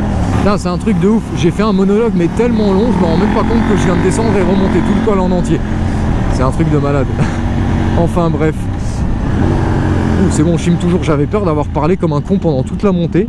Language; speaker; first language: French; native; French